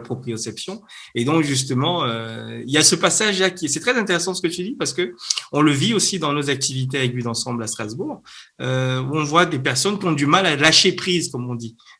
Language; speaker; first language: French; native; French